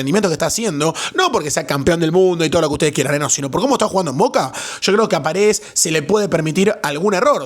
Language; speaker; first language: Spanish; native; Spanish